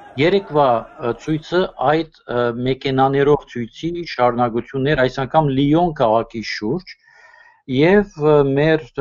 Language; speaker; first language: Armenian; early bilingual, heritage; Armenian